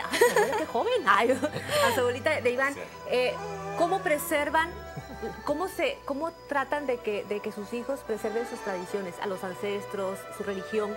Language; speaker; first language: Spanish; native; Spanish